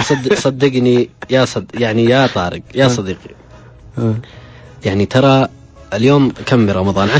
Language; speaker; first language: Arabic; native; Arabic